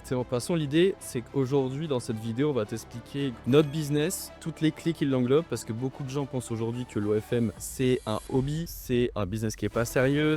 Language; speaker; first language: French; native; French